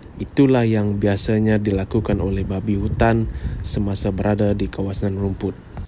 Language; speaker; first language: Malay; non-native, local second language; Iban